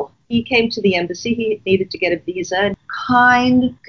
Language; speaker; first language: English; native; English